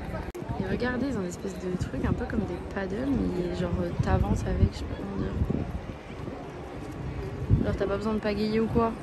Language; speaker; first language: French; native; French